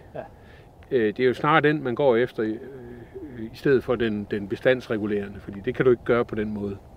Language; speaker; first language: Danish; native; Danish